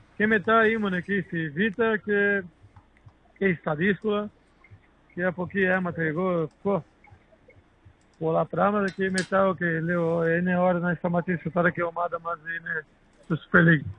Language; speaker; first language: Greek; non-native, learner; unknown